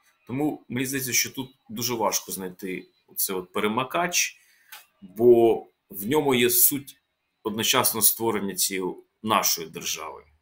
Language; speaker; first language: Ukrainian; native; Ukrainian